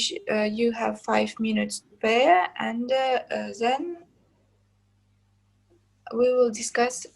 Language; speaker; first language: English; non-native, fluent; Kazakh